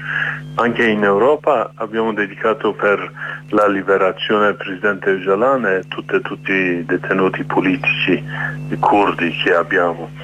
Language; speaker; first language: Italian; non-native, learner; Kurdish